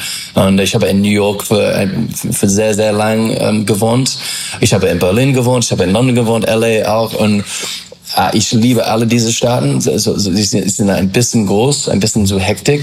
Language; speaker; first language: German; non-native, learner; English